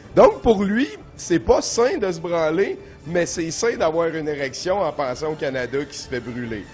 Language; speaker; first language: French; native; French